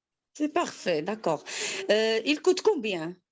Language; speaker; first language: French; non-native, learner; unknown